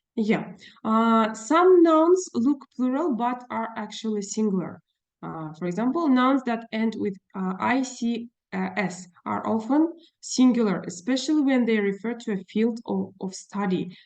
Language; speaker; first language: English; non-native, fluent; Russian